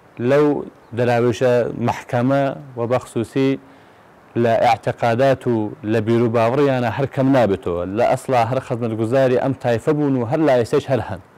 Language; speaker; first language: Central Kurdish; non-native, local second language; Gurani